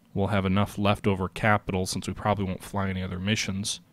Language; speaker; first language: English; native; English